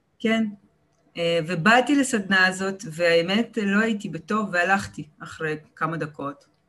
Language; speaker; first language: Hebrew; early bilingual, other home language; Russian